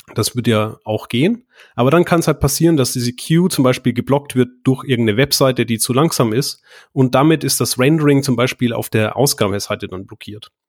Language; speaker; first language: German; native; German